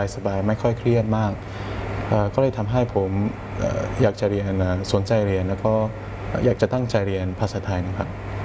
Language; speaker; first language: Thai; non-native, fluent; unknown